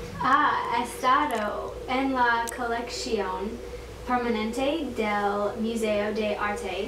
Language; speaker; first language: Spanish; non-native, learner; English